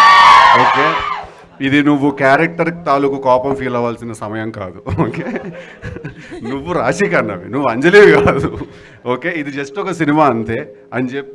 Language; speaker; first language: Telugu; native; Telugu